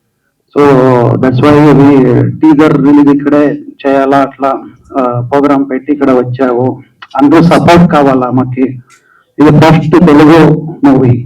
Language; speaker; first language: Telugu; non-native, learner; Kannada